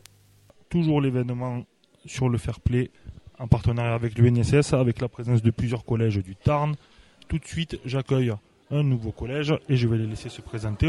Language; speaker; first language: French; native; French